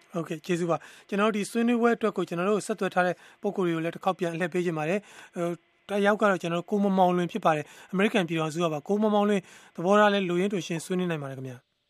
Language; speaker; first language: Burmese; native; Burmese